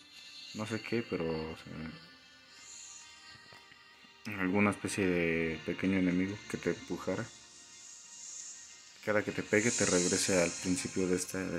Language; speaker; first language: Spanish; native; Spanish